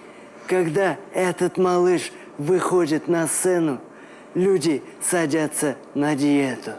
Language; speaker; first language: Russian; non-native, local second language; Tatar